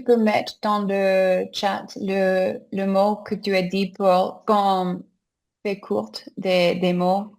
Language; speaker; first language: French; non-native, learner; English